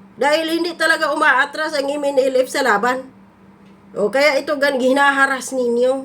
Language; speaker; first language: Filipino; non-native, local second language; Cebuano